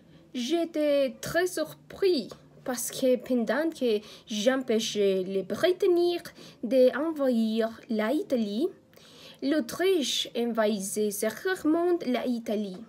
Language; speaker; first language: French; non-native, learner; Spanish